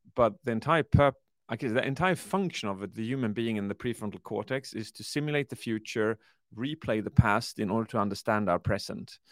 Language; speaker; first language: English; early bilingual, other home language; Swedish